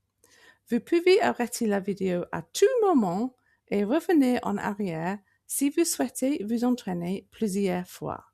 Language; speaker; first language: French; non-native, fluent; English